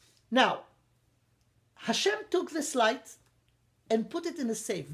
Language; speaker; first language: English; non-native, fluent; Hebrew